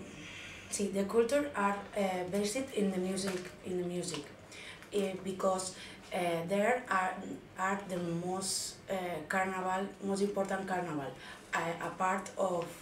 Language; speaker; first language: English; non-native, learner; Spanish